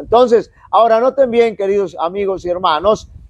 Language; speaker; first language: Spanish; native; Spanish